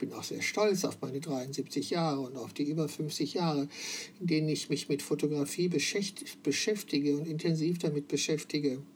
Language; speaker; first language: German; native; German